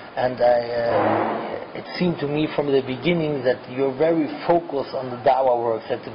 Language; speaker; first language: English; non-native, fluent; German